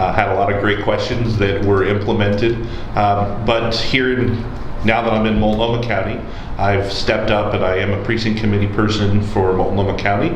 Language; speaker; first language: English; native; English